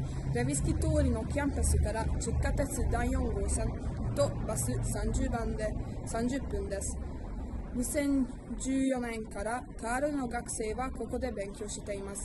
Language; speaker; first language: Japanese; non-native, learner; Hungarian